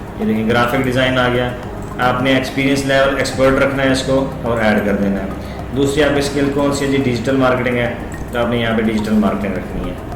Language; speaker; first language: Urdu; non-native, local second language; Punjabi